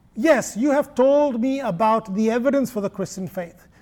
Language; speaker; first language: English; non-native, local second language; Malayalam